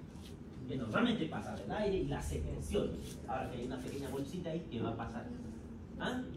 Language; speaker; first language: Spanish; native; Spanish